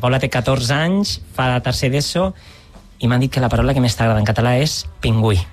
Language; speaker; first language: Catalan; native; Catalan